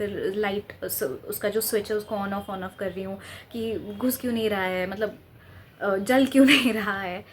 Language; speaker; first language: Hindi; non-native, local second language; Bangla